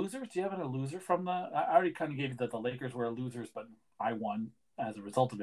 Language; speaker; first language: English; native; English